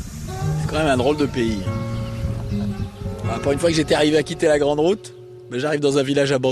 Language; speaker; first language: French; native; French